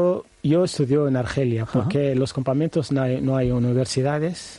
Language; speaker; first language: Spanish; non-native, learner; Arabic